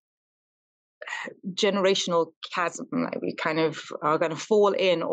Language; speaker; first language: English; native; English